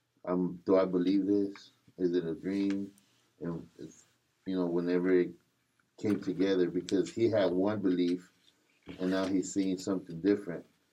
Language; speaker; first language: English; native; English